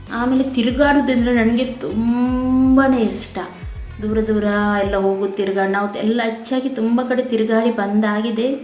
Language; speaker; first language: Kannada; non-native, local second language; Konkani